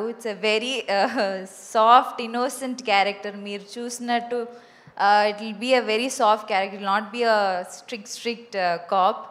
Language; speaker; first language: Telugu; non-native, learner; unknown